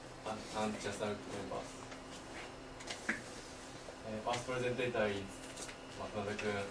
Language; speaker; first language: English; non-native, learner; Japanese